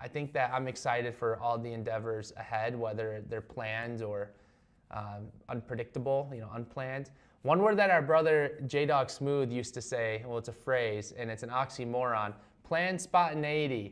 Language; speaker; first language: English; native; English